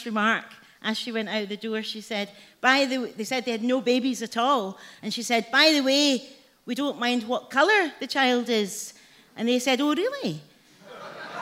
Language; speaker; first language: English; native; English